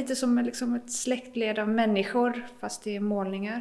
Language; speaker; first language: Swedish; native; Swedish